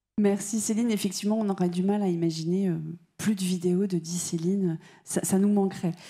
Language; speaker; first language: French; native; French